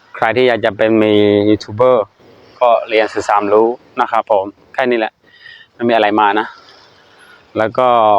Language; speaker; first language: Thai; non-native, fluent; Burmese